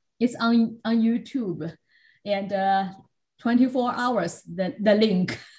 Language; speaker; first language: English; non-native, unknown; Chinese